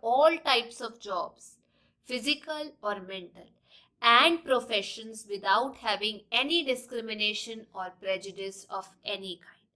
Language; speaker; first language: English; non-native, local second language; Punjabi